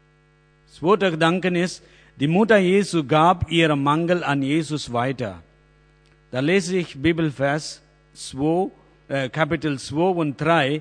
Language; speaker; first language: German; non-native, learner; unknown